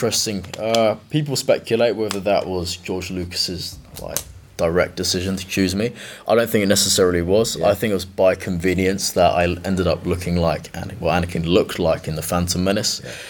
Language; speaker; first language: English; native; English